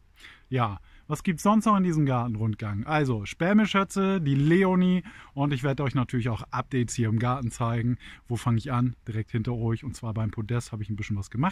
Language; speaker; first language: German; native; German